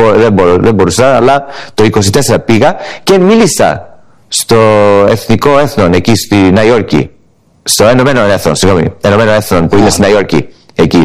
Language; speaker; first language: Greek; early bilingual, heritage; English